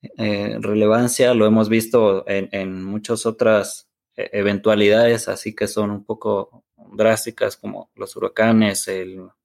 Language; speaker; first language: Spanish; native; Spanish